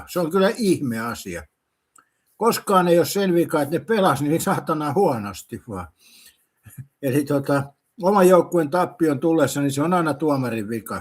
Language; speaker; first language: Finnish; native; Finnish